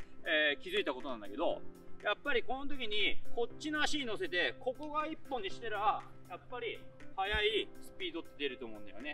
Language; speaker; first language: Japanese; native; Japanese